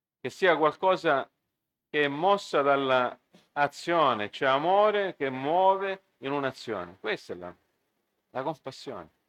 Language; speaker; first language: Italian; early bilingual, heritage; Italian